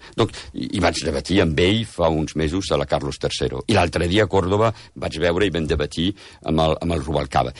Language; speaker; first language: Catalan; early bilingual, heritage; Catalan